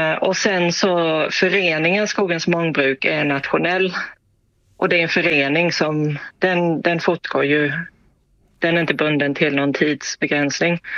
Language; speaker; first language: Swedish; early bilingual, heritage; Swedish